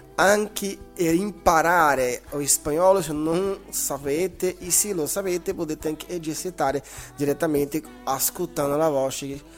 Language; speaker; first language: Italian; non-native, fluent; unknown